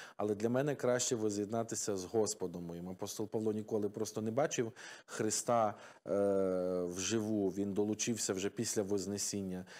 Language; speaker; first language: Ukrainian; native; Ukrainian